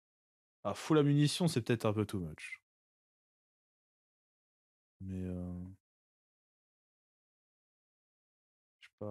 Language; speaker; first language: French; native; French